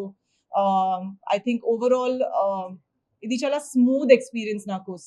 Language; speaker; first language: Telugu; non-native, learner; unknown